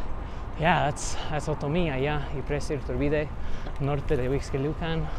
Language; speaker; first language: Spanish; non-native, learner; English